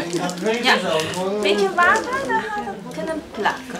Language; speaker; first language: Dutch; non-native, learner; Chinese